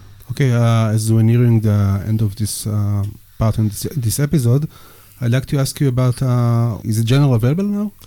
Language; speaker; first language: English; non-native, fluent; Hebrew